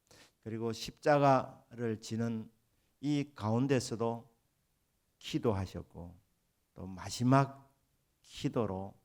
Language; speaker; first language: Korean; native; Korean